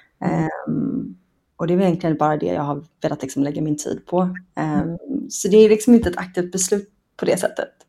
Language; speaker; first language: Swedish; early bilingual, other home language; Persian